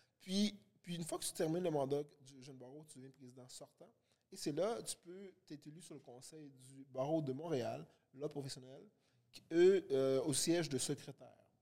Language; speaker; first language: French; early bilingual, other home language; Haitian Creole